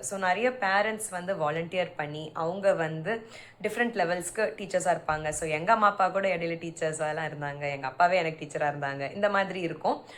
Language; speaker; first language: Tamil; early bilingual, heritage; Tamil